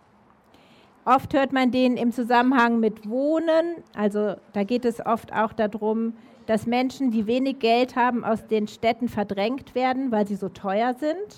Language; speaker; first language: German; native; German